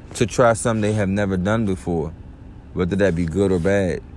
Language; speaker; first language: English; native; English